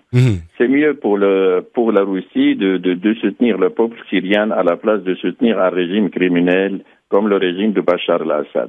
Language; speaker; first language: French; non-native, fluent; Arabic